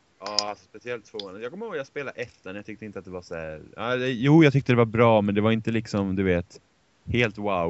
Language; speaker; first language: Swedish; native; Swedish